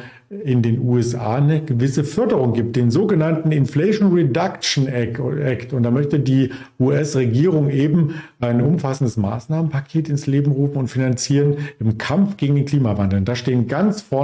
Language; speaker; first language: German; native; German